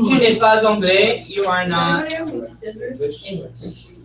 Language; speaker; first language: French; non-native, fluent; English